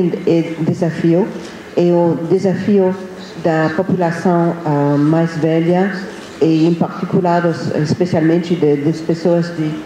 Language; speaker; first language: Portuguese; non-native, fluent; English